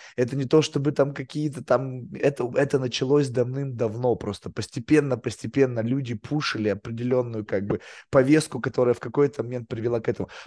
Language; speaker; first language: Russian; native; Russian